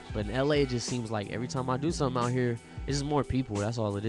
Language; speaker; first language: English; native; English